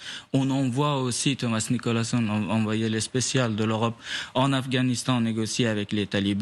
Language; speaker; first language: French; non-native, fluent; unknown